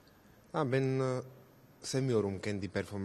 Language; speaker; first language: Turkish; non-native, learner; Slovak